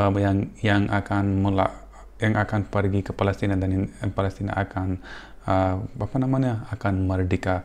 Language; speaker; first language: Indonesian; non-native, fluent; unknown